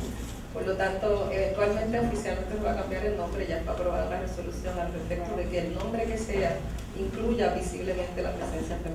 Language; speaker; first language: Spanish; native; Spanish